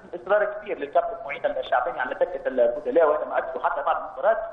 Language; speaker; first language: Arabic; native; Arabic